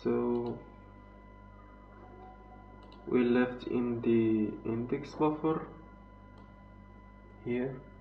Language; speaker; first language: English; non-native, fluent; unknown